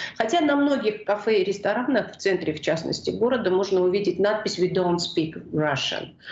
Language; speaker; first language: Russian; non-native, local second language; Georgian